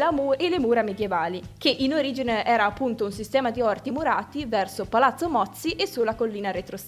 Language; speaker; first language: Italian; native; Italian